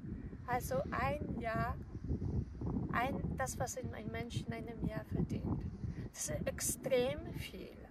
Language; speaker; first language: German; non-native, fluent; Polish